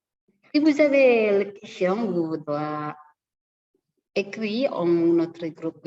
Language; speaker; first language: French; non-native, learner; Indonesian